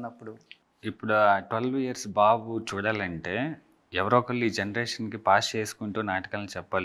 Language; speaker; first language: Telugu; native; Telugu